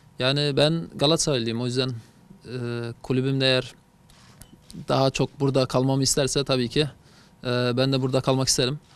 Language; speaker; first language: Turkish; early bilingual, heritage; Turkish